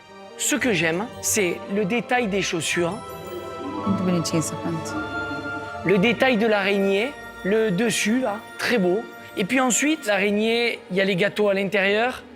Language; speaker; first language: French; native; French